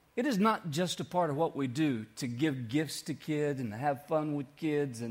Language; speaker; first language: English; native; English